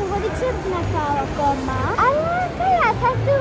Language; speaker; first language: Greek; early bilingual, heritage; Greek